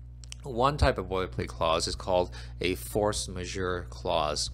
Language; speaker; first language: English; native; English